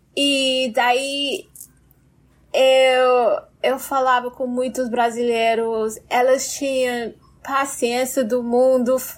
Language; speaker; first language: Portuguese; non-native, fluent; English